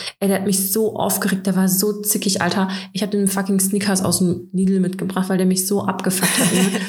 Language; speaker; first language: German; early bilingual, other home language; Russian